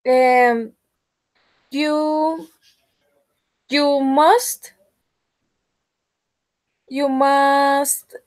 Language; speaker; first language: English; non-native, learner; Spanish